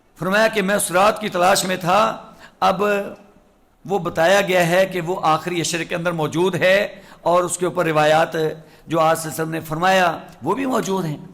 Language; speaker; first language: Urdu; non-native, local second language; Punjabi